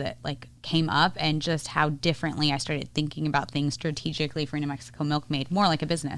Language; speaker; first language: English; native; English